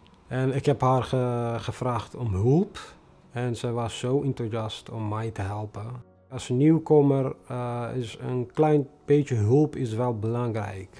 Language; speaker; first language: Dutch; non-native, fluent; Tigrinya